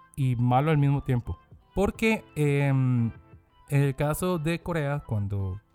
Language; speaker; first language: Spanish; non-native, fluent; Korean